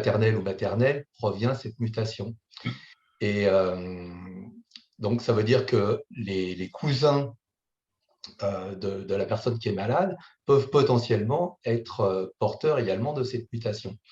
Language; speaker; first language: French; native; French